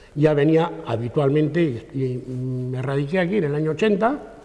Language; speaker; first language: Spanish; native; Spanish